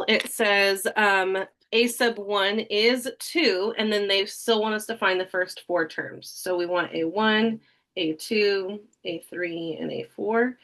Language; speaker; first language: English; native; English